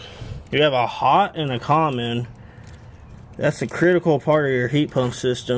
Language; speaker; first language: English; native; English